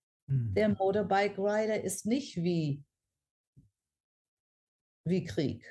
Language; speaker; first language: German; non-native, fluent; English